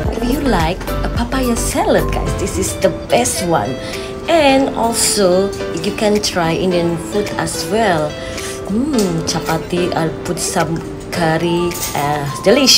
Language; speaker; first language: English; non-native, learner; Indonesian